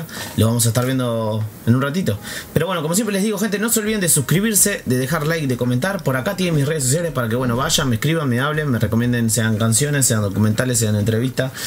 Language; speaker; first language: Spanish; native; Spanish